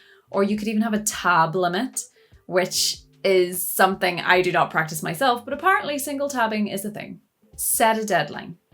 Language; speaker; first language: English; native; English